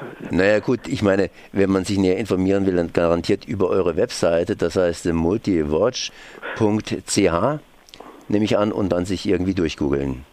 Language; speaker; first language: German; native; German